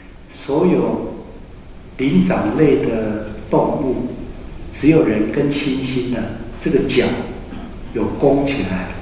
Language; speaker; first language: Chinese; native; Chinese